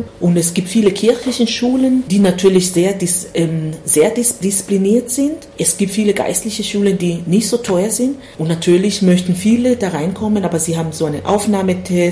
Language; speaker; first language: German; non-native, fluent; Swahili